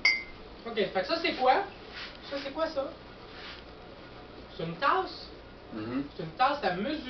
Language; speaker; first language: French; native; French